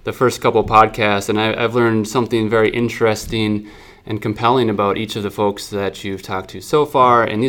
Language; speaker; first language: English; native; English